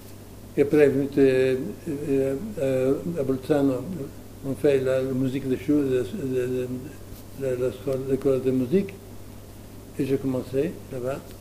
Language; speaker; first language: French; non-native, learner; Italian